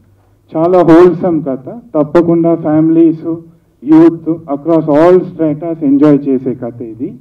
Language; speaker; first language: Telugu; native; Telugu